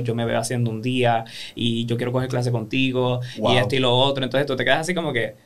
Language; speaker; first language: Spanish; native; Spanish